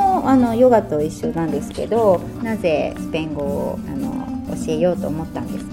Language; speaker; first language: Japanese; native; Japanese